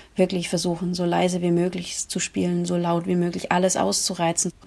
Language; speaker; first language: German; native; German